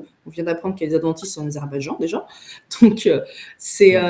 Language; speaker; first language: French; native; French